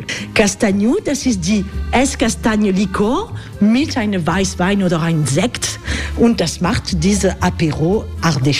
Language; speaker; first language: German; non-native, learner; French